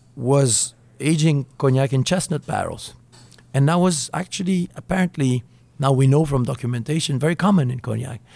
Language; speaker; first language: English; non-native, fluent; French